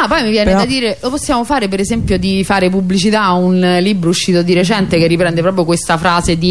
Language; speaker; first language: Italian; native; Italian